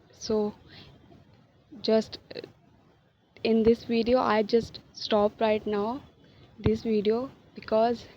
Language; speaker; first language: English; non-native, learner; Hindi